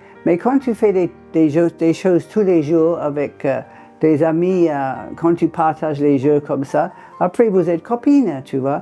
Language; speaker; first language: French; non-native, fluent; English